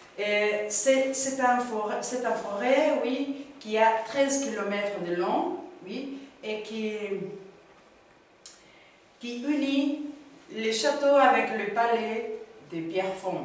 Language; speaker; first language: French; non-native, learner; Spanish